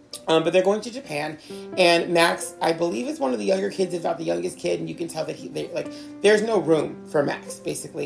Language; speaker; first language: English; native; English